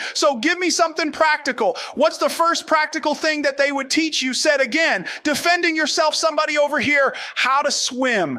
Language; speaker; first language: English; native; English